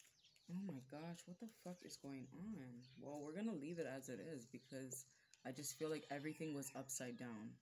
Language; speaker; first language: English; native; English